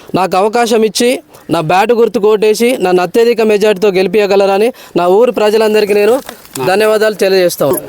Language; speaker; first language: Telugu; native; Telugu